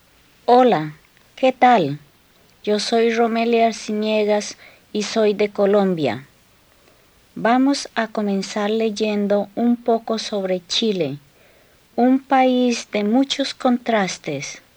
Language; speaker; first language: Spanish; native; Spanish